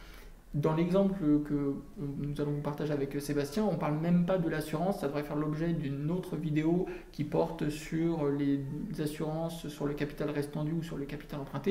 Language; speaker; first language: French; native; French